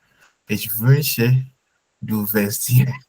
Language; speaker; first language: German; non-native, fluent; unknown